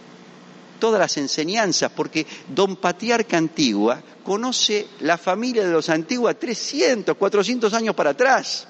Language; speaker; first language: Spanish; native; Spanish